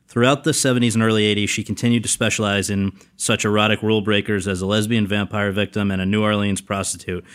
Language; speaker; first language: English; native; English